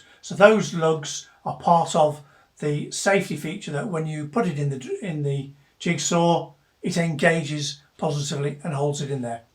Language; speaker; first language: English; native; English